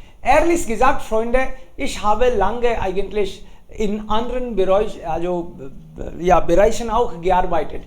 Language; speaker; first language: German; non-native, fluent; Hindi